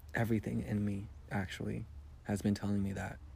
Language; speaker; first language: English; early bilingual, other home language; Spanish